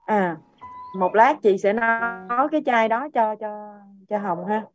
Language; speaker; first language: Vietnamese; native; Vietnamese